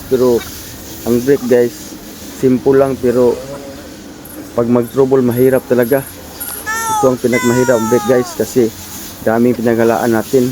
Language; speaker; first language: Filipino; non-native, local second language; Cebuano